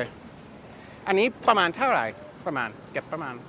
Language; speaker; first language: Thai; non-native, learner; English